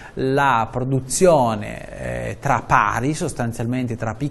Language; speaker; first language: Italian; native; Italian